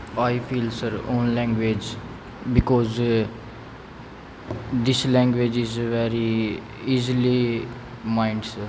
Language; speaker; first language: English; non-native, learner; Haryanvi